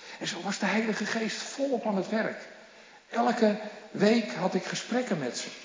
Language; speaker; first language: Dutch; native; Dutch